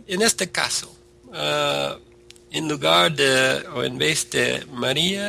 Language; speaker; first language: Spanish; non-native, learner; English